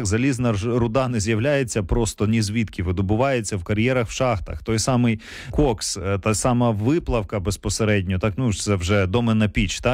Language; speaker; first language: Ukrainian; native; Ukrainian